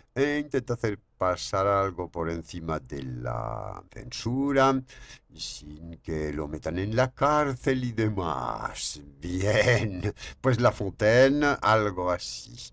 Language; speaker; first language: Spanish; non-native, fluent; French